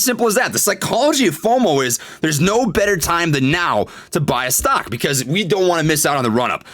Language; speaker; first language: English; native; English